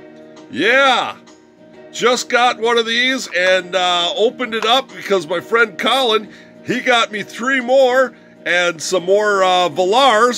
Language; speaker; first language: English; native; English